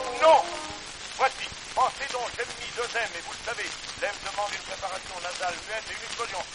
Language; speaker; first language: French; native; French